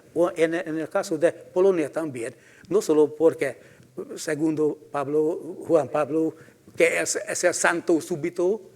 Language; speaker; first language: Spanish; non-native, fluent; Hungarian